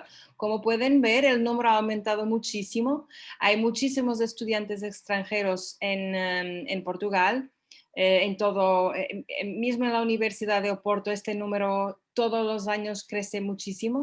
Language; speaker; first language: Spanish; non-native, fluent; Portuguese